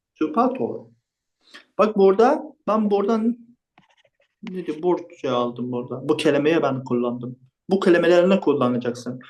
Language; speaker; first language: Turkish; non-native, fluent; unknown